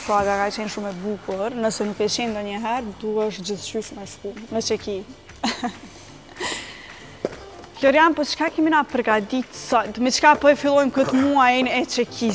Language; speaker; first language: Albanian; native; Albanian